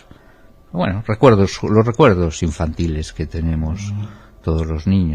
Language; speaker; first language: Spanish; native; Spanish